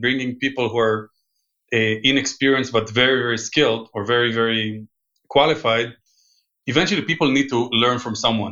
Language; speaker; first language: English; non-native, fluent; Hebrew